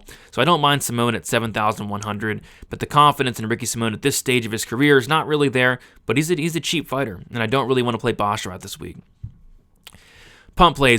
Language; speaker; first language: English; native; English